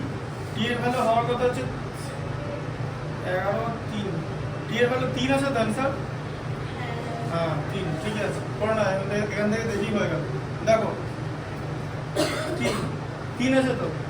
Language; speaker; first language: Bangla; native; Bangla